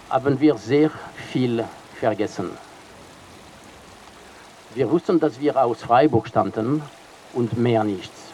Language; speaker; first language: German; non-native, fluent; French